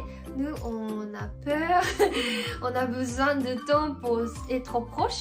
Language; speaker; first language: French; non-native, fluent; Japanese